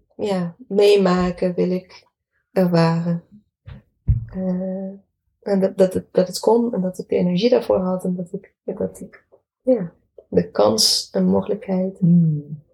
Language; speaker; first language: Dutch; non-native, fluent; Arabic